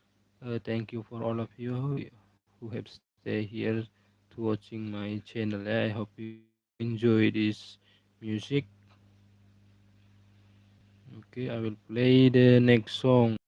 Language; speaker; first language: English; non-native, learner; Indonesian